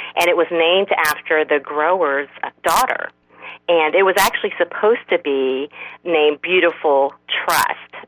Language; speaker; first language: English; non-native, fluent; Korean